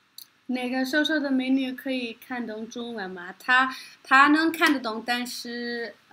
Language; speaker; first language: Chinese; non-native, fluent; Norwegian